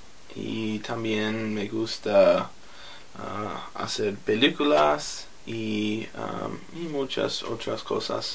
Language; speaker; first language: Spanish; non-native, learner; English